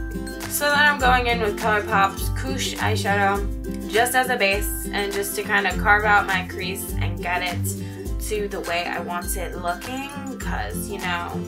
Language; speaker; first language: English; native; English